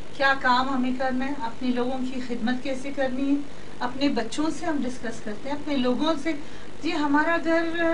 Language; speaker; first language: Urdu; non-native, local second language; Baluchi